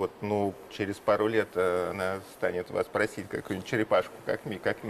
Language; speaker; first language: Russian; native; Russian